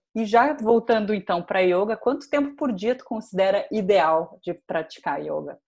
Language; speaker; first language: Portuguese; native; Portuguese